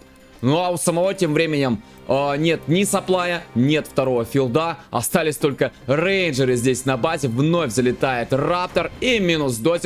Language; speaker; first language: Russian; native; Russian